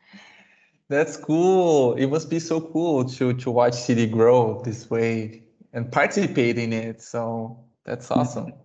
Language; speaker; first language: English; non-native, fluent; Portuguese